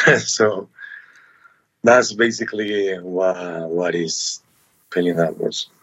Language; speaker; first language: English; non-native, learner; Spanish